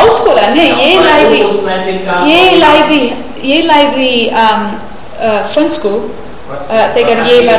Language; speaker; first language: Icelandic; non-native, learner; English